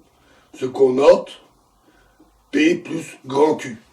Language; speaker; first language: French; native; French